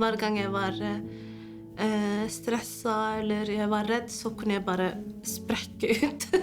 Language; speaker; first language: Norwegian; non-native, fluent; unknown